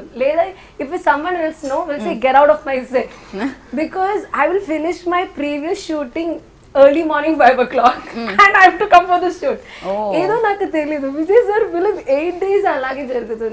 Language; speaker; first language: Telugu; non-native, fluent; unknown